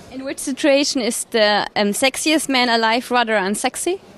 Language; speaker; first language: English; non-native, fluent; German